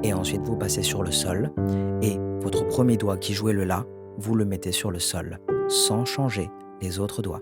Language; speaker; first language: French; native; French